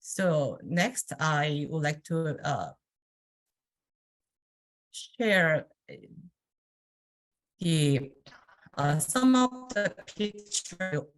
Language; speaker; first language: English; non-native, fluent; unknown